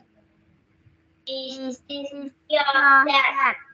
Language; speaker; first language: English; non-native, learner; Vietnamese